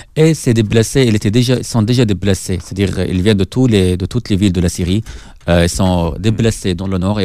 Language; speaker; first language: French; non-native, fluent; Arabic